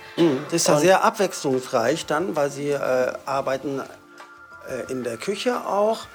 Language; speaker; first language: German; native; German